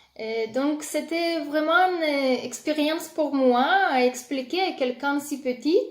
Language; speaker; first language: French; non-native, learner; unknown